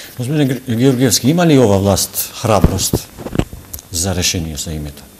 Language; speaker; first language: Macedonian; non-native, local second language; Albanian